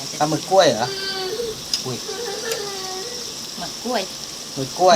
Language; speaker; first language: Thai; native; Thai